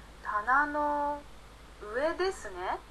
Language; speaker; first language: Japanese; non-native, learner; Indonesian